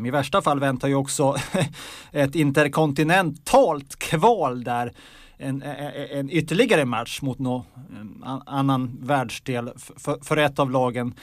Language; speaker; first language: Swedish; native; Swedish